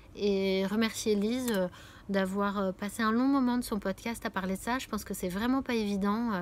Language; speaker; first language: French; native; French